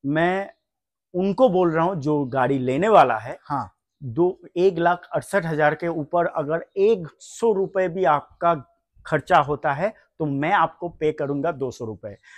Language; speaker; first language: Hindi; non-native, local second language; Bangla